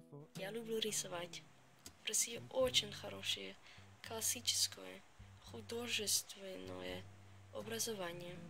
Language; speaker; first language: Russian; non-native, fluent; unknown